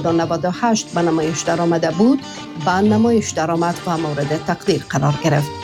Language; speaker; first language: Persian; native; Persian